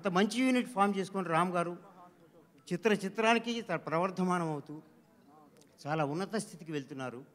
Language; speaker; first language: Telugu; native; Telugu